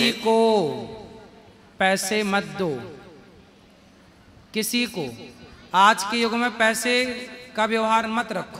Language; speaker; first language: Hindi; native; Hindi